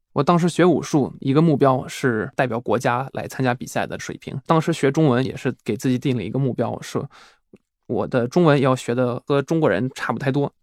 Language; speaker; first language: Chinese; non-native, fluent; Swiss German